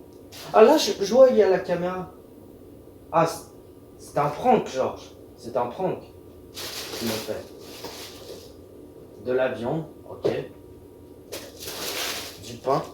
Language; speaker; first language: French; native; French